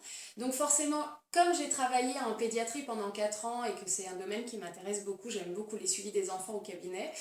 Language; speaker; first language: French; native; French